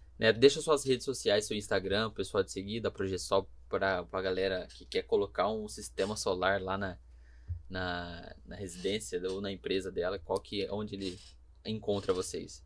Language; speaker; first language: Portuguese; native; Portuguese